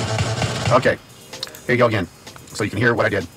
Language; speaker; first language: English; native; English